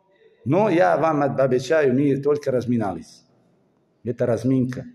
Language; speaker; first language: Russian; non-native, fluent; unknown